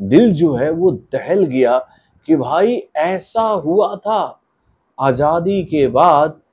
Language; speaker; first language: Hindi; native; Hindi